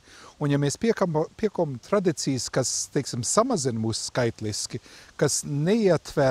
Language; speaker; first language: Latvian; early bilingual, heritage; Latvian